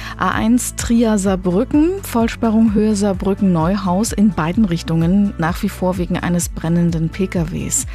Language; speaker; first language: German; native; German